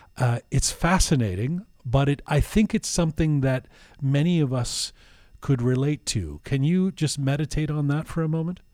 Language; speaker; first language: English; early bilingual, other home language; Persian